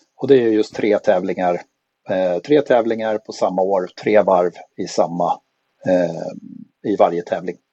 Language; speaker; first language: Swedish; native; Swedish